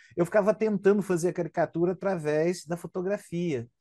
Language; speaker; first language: Portuguese; native; Portuguese